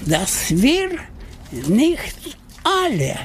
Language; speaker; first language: German; non-native, learner; Russian